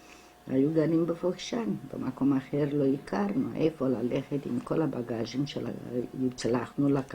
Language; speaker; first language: Hebrew; non-native, fluent; Romanian